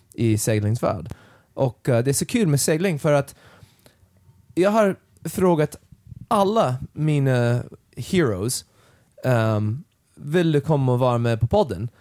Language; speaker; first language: Swedish; non-native, learner; English